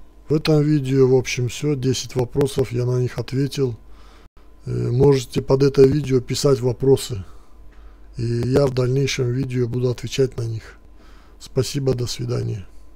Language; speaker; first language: Russian; non-native, local second language; Turkish